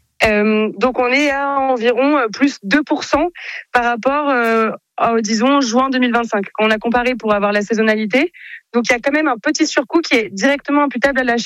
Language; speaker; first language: French; native; French